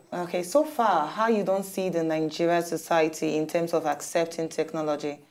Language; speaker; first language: Nigerian Pidgin; native; Nigerian Pidgin